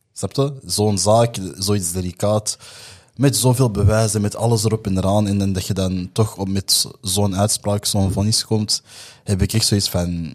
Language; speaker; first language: Dutch; native; Dutch